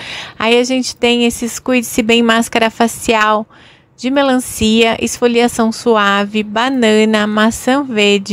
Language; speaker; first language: Portuguese; native; Portuguese